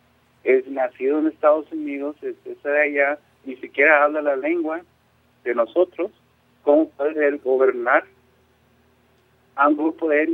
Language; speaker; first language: Spanish; non-native, local second language; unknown